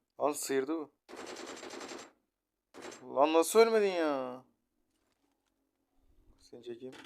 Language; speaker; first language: Turkish; native; Turkish